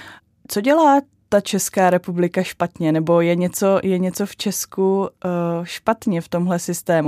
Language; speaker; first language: Czech; native; Czech